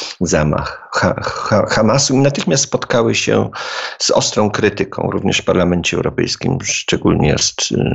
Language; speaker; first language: Polish; native; Polish